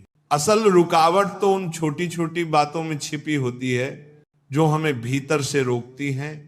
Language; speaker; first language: Hindi; native; Hindi